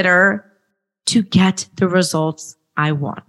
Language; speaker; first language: English; native; English